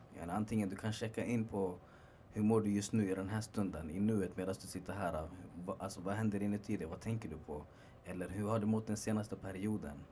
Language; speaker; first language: Swedish; early bilingual, other home language; Arabic